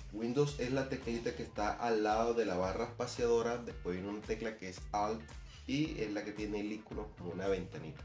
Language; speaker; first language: Spanish; native; Spanish